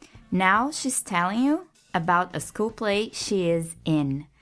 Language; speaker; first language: English; non-native, fluent; Portuguese